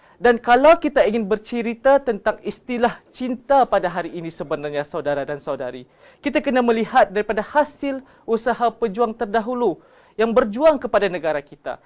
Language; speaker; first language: Malay; native; Malay